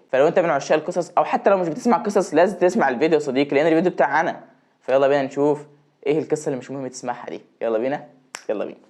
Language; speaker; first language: Egyptian Arabic; native; Egyptian Arabic